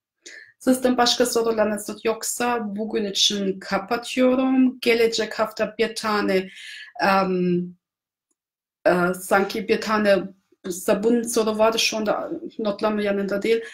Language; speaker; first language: Turkish; non-native, fluent; German